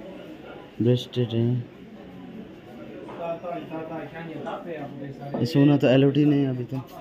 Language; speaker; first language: Hindi; non-native, local second language; Nepali